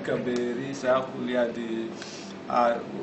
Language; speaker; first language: Indonesian; non-native, learner; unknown